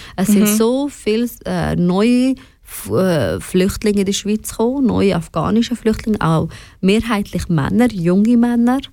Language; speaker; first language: German; early bilingual, other home language; Persian